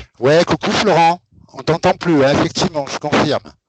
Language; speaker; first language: French; native; French